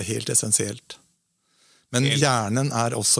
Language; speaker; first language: Norwegian; native; Norwegian